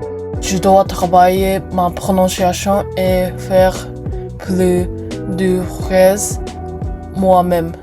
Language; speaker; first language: French; non-native, learner; Japanese